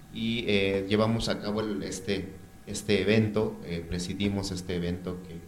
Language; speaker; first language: Spanish; non-native, local second language; Mixtepec Mixtec